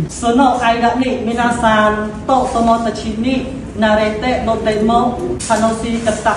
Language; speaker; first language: Japanese; non-native, learner; Khmer